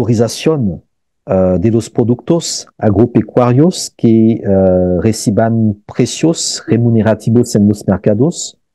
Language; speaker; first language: Spanish; non-native, fluent; French